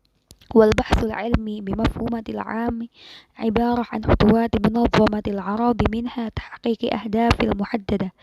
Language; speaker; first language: Arabic; non-native, learner; Indonesian